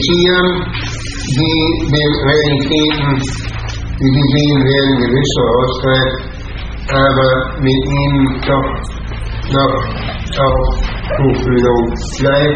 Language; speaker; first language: German; native; German